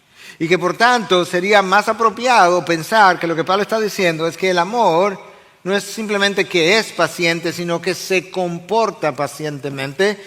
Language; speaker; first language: Spanish; native; Spanish